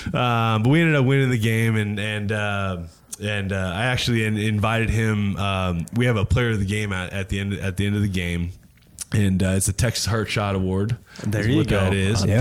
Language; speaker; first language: English; native; English